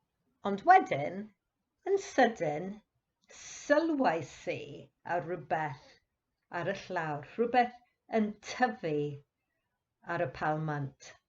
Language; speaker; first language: Welsh; non-native, fluent; English